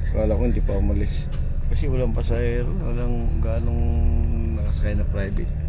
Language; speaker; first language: Filipino; non-native, local second language; Cebuano